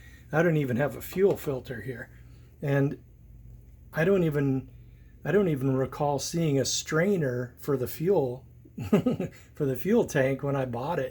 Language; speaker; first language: English; native; English